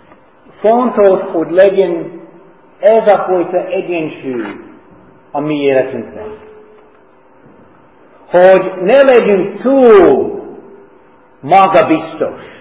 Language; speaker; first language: Hungarian; non-native, learner; English